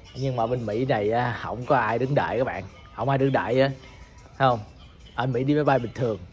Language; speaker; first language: Vietnamese; native; Vietnamese